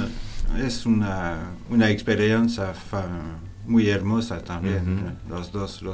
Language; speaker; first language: Spanish; non-native, learner; French